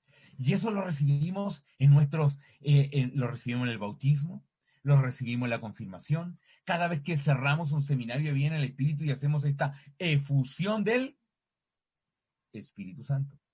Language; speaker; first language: Spanish; native; Spanish